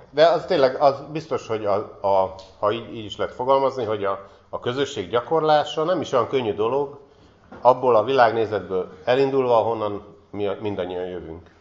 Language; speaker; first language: Hungarian; native; Hungarian